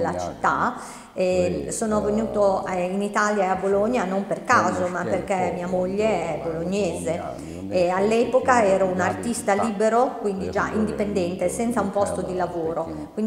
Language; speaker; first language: Italian; non-native, fluent; Chinese